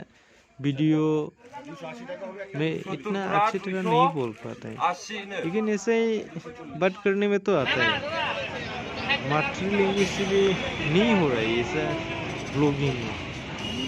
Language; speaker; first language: Hindi; non-native, local second language; Bodo